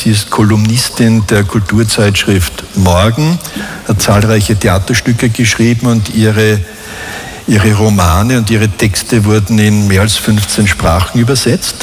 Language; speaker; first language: German; native; German